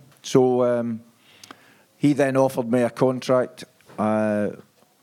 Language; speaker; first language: English; native; English